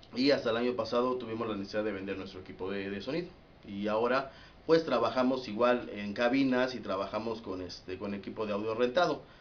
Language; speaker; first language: Spanish; native; Spanish